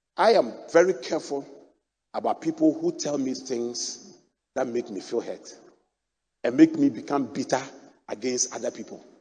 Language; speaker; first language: English; non-native, local second language; Akan